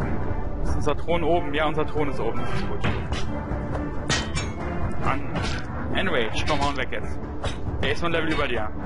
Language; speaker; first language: German; native; German